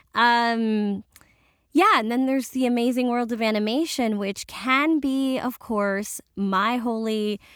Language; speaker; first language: English; early bilingual, other home language; Spanish